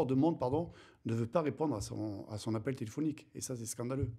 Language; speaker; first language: French; native; French